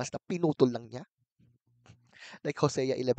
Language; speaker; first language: Filipino; native; Filipino